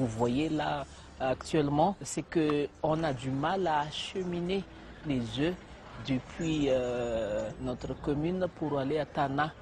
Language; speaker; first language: French; non-native, local second language; Malagasy